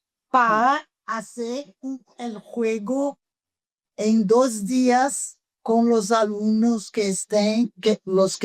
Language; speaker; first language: Spanish; non-native, fluent; Portuguese